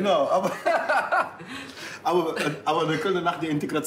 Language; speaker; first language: German; non-native, fluent; Arabic